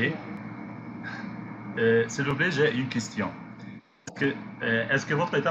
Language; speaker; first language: French; non-native, fluent; Arabic